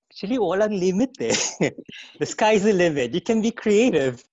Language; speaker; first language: English; non-native, fluent; Korean